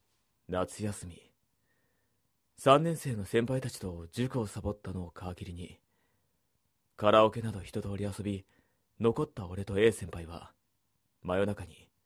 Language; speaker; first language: Japanese; native; Japanese